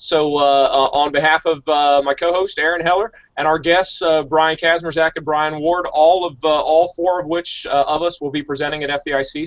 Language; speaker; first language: English; native; English